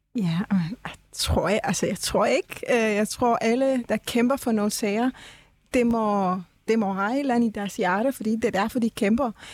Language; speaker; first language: Danish; early bilingual, other home language; Persian